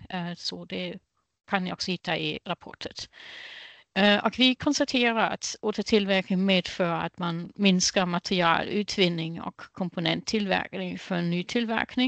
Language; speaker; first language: Swedish; non-native, fluent; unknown